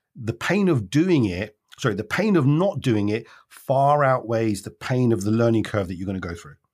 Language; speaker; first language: English; native; English